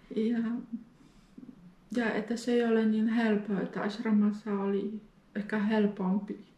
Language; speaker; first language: Finnish; non-native, fluent; Polish